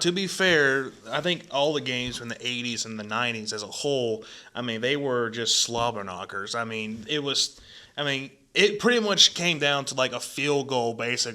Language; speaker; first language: English; native; English